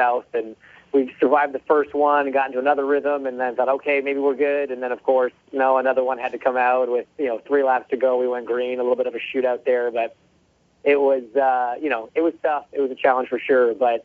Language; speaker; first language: English; native; English